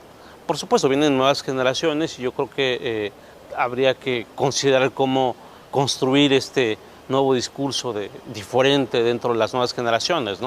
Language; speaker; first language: Spanish; native; Spanish